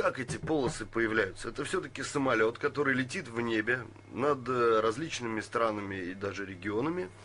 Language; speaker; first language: Russian; native; Russian